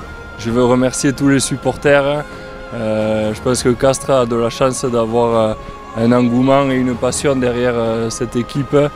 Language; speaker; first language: French; native; French